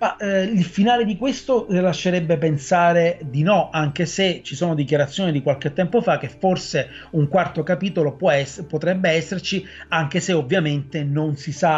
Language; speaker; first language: Italian; native; Italian